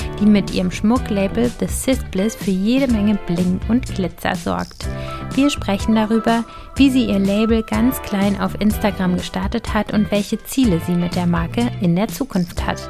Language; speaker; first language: German; native; German